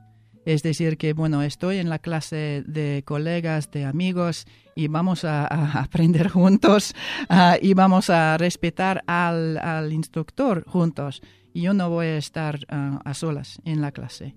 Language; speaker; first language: Spanish; non-native, fluent; English